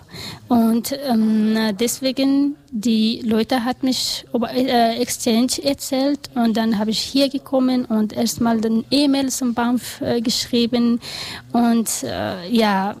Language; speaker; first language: German; non-native, learner; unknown